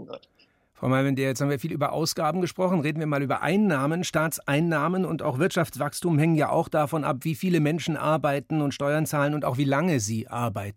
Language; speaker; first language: German; native; German